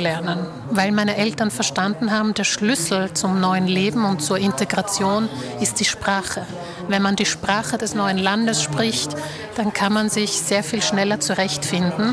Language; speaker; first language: German; early bilingual, other home language; Slovak